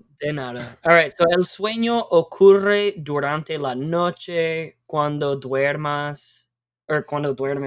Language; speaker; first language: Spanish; non-native, fluent; English